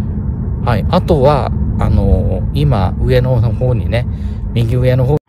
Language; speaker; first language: Japanese; native; Japanese